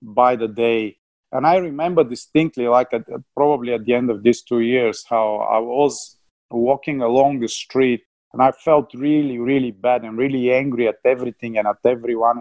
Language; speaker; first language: English; non-native, fluent; Bulgarian